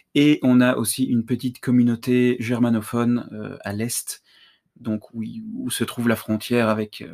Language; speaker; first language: French; native; French